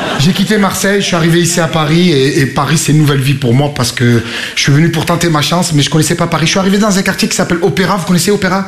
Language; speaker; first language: French; native; French